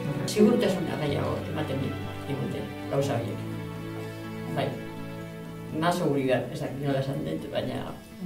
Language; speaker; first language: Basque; non-native, learner; Spanish